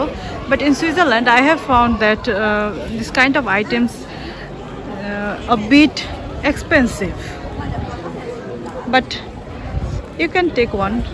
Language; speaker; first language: English; non-native, local second language; Bangla